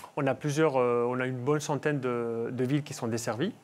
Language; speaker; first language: French; non-native, fluent; Spanish